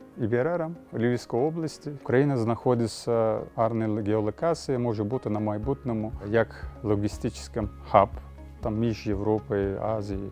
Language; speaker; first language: Ukrainian; non-native, learner; Turkish